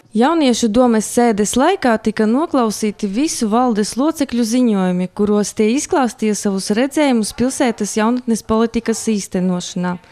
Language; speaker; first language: Latvian; non-native, local second language; Russian